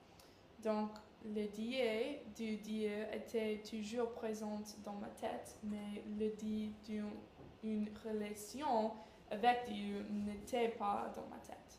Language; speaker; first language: French; non-native, learner; English